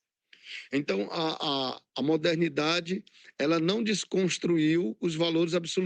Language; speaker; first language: Portuguese; native; Portuguese